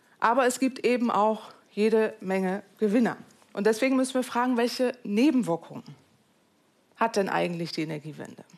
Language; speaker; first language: German; native; German